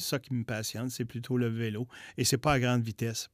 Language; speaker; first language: French; native; French